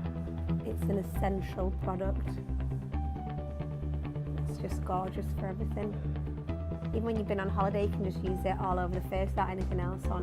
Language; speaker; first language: English; native; English